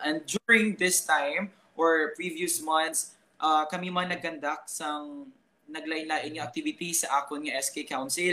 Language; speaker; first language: English; non-native, local second language; Hiligaynon